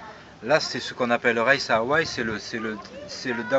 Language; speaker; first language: French; native; French